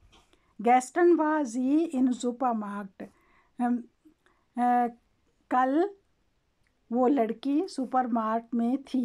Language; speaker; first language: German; non-native, learner; Urdu